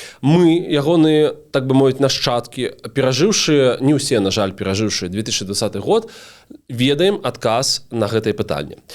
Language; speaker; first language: Belarusian; non-native, local second language; Russian